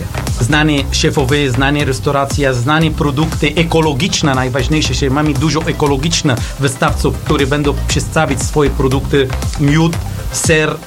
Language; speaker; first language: Polish; non-native, learner; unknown